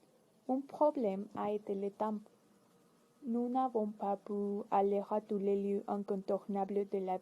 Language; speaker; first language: French; non-native, learner; Spanish